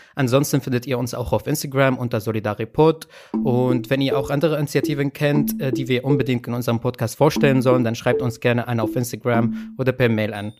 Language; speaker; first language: German; native; German